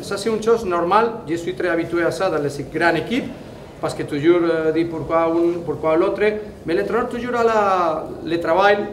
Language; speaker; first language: French; non-native, fluent; Spanish